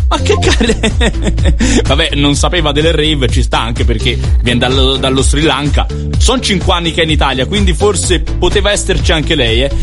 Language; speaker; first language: Italian; native; Italian